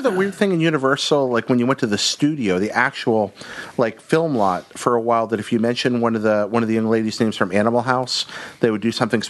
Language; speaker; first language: English; native; English